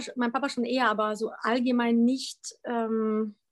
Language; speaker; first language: German; early bilingual, other home language; Polish